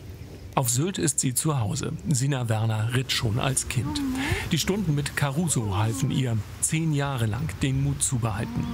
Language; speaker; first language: German; native; German